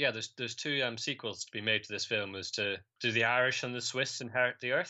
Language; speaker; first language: English; native; English